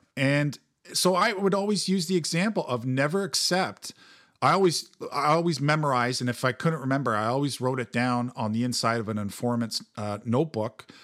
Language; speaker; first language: English; native; English